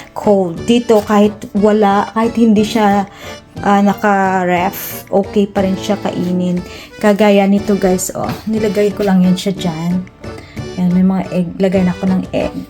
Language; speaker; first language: Filipino; native; Filipino